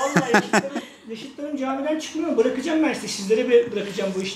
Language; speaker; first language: Turkish; native; Turkish